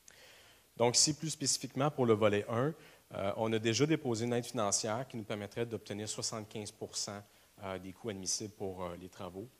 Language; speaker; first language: French; native; French